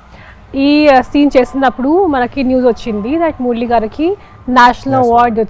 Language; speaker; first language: Telugu; non-native, fluent; Hindi